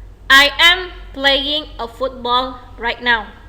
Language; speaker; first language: English; non-native, fluent; Indonesian